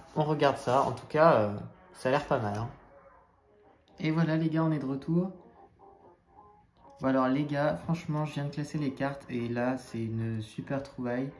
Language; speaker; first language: French; native; French